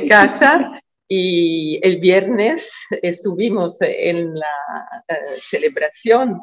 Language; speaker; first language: Spanish; non-native, fluent; Italian